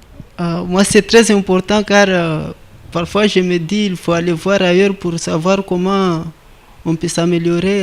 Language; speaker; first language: French; non-native, local second language; Comorian